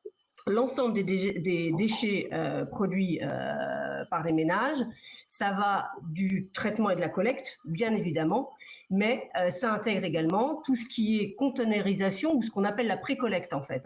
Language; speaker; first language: French; native; French